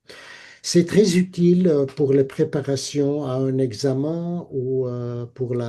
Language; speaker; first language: French; non-native, fluent; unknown